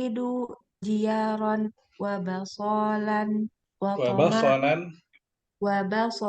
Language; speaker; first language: Arabic; non-native, learner; Indonesian